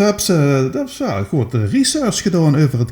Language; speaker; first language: Dutch; native; Dutch